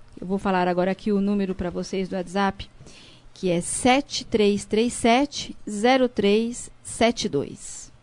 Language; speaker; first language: Portuguese; native; Portuguese